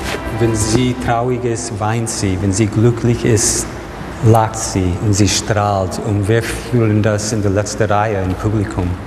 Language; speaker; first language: German; non-native, fluent; English